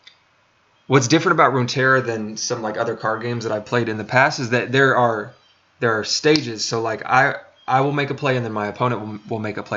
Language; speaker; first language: English; native; English